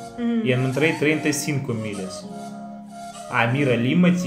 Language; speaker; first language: Spanish; non-native, learner; Russian